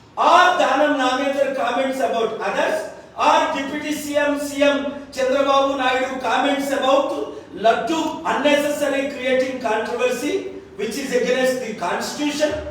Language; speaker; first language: English; non-native, local second language; Telugu